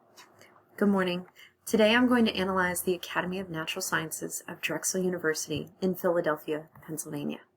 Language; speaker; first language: English; native; English